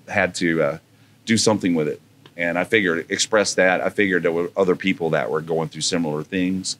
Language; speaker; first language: English; native; English